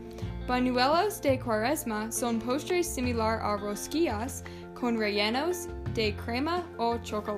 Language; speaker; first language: Spanish; non-native, learner; English